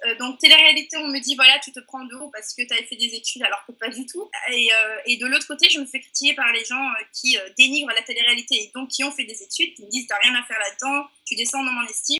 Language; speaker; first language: French; early bilingual, other home language; Persian